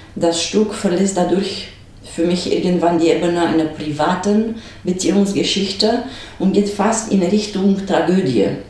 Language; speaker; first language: German; non-native, fluent; Romanian